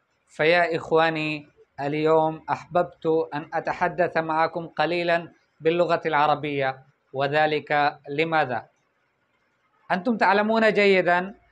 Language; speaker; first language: Arabic; non-native, fluent; Urdu